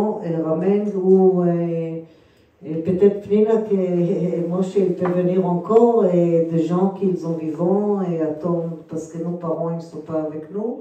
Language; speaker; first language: French; early bilingual, heritage; Hebrew